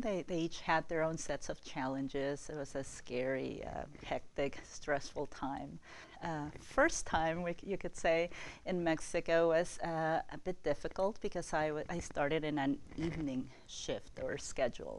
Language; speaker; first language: English; non-native, fluent; Spanish